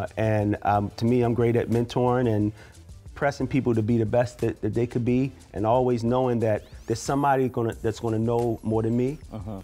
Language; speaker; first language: English; native; English